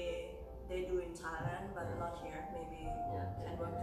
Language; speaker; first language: English; non-native, learner; Thai